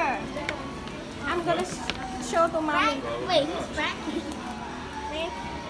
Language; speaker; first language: English; non-native, learner; Indonesian